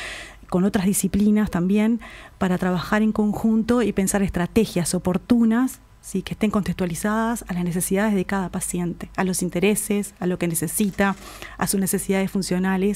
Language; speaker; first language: Spanish; native; Spanish